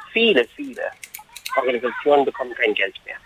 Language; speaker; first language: German; non-native, fluent; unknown